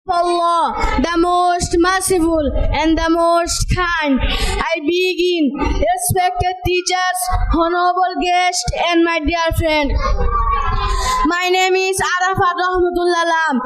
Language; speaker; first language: English; non-native, learner; Bangla